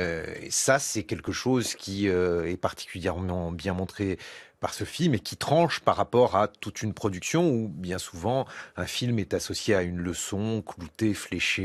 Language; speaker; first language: French; native; French